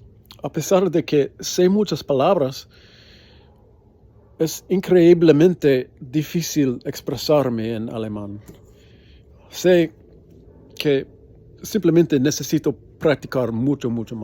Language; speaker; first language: Spanish; non-native, learner; English